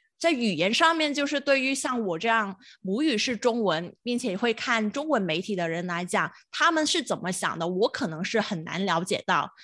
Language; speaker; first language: Chinese; non-native, local second language; Cantonese